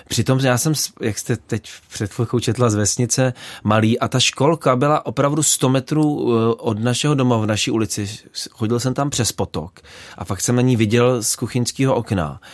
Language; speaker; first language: Czech; native; Czech